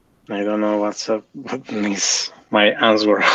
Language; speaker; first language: English; non-native, learner; Spanish